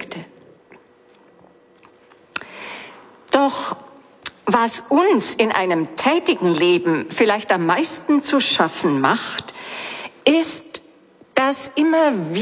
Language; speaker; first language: German; native; German